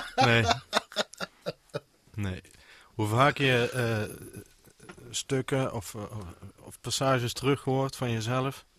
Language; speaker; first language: Dutch; native; Dutch